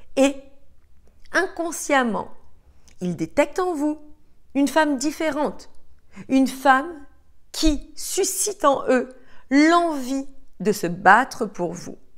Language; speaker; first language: French; native; French